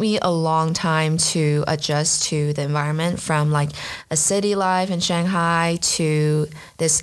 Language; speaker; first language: English; non-native, fluent; Chinese